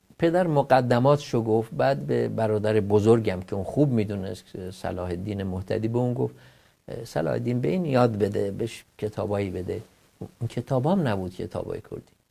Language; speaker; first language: Persian; non-native, local second language; Central Kurdish